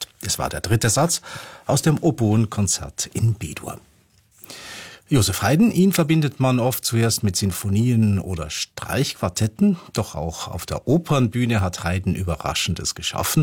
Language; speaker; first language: German; native; German